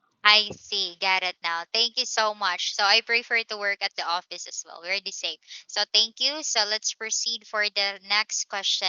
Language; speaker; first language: English; non-native, local second language; Filipino